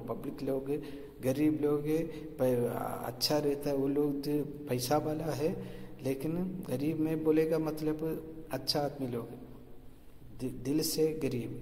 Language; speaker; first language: Hindi; non-native, local second language; Malayalam